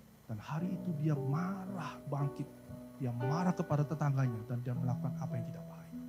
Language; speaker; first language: Indonesian; native; Indonesian